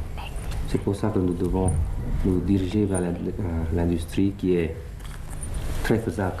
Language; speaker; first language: French; early bilingual, other home language; Thai